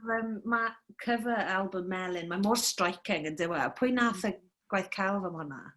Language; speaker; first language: Welsh; native; Welsh